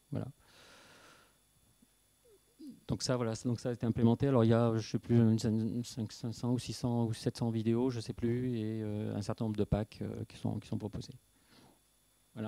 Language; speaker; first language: French; native; French